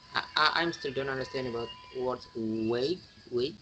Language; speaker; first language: English; non-native, learner; Indonesian